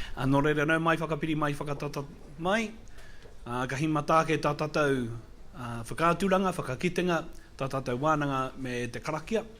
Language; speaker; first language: Māori; non-native, local second language; English